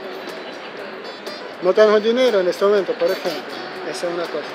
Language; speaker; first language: Spanish; non-native, learner; Ukrainian